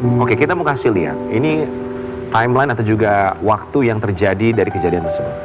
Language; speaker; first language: Indonesian; native; Indonesian